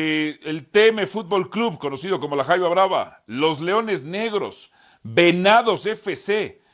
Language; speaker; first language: Spanish; native; Spanish